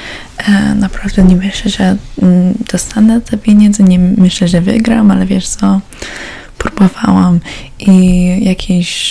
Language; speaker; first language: Polish; early bilingual, heritage; Polish